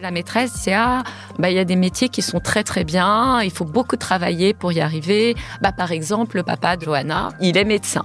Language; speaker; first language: French; early bilingual, heritage; French